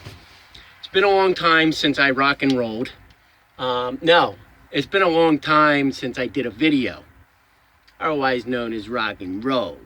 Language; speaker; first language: English; native; English